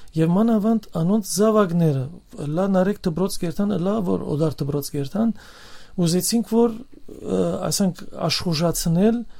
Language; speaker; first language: Armenian; native; Armenian